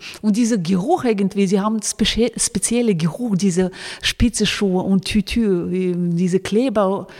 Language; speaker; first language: German; non-native, fluent; Russian